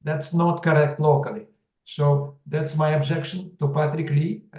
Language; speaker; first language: English; non-native, fluent; Russian